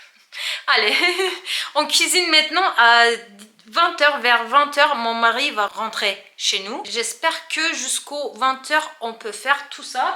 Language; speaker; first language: French; non-native, learner; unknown